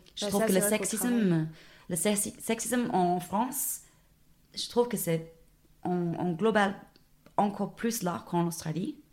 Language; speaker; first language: French; non-native, fluent; English